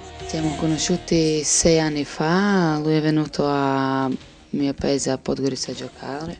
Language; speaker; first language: Italian; non-native, learner; Serbian